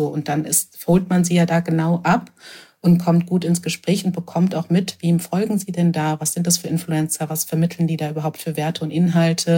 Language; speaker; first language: German; native; German